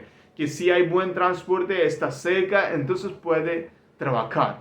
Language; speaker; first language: Spanish; non-native, learner; Hindi